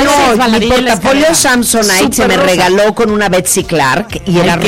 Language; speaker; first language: Spanish; native; Spanish